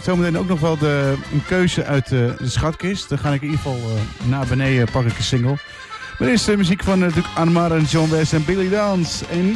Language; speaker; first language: Dutch; native; Dutch